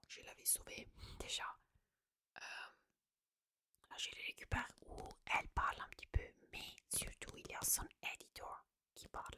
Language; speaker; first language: French; non-native, fluent; Italian